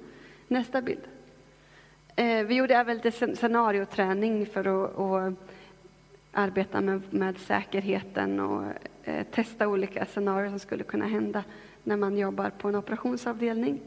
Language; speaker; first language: Swedish; native; Swedish